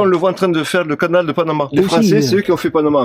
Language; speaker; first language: French; native; French